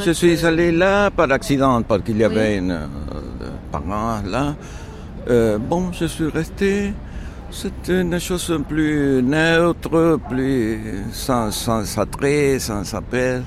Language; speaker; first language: French; non-native, fluent; Spanish